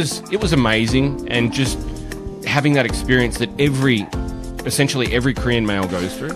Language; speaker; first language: English; native; English